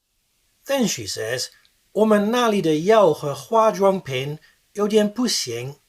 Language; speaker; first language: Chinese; non-native, fluent; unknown